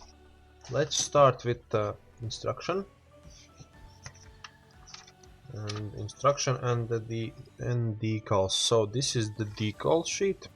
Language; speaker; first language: English; non-native, learner; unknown